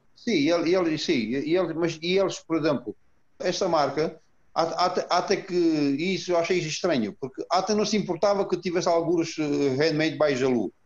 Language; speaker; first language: Portuguese; non-native, fluent; Romanian